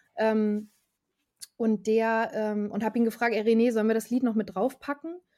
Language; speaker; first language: German; native; German